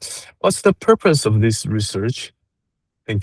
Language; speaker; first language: English; non-native, learner; Chinese